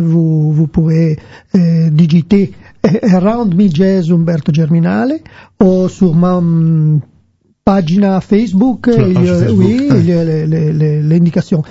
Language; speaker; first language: French; non-native, learner; Italian